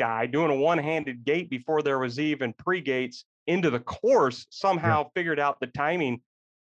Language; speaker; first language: English; native; English